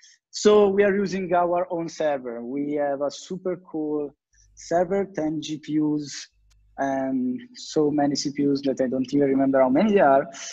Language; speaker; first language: English; non-native, fluent; Italian